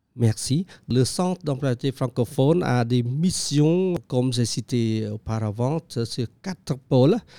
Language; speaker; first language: French; non-native, fluent; Khmer